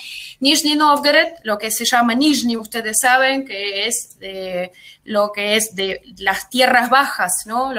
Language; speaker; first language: Spanish; non-native, fluent; Russian